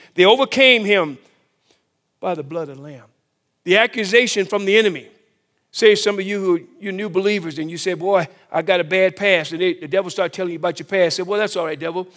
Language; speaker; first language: English; native; English